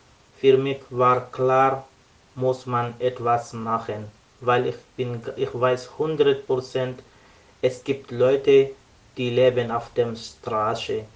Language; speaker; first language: German; non-native, learner; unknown